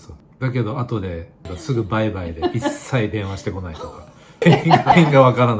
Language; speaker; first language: Japanese; native; Japanese